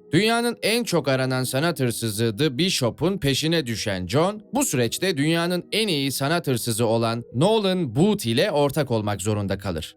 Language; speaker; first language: Turkish; native; Turkish